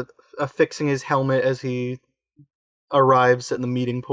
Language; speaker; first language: English; native; English